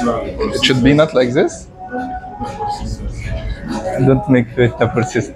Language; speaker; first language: English; non-native, fluent; Arabic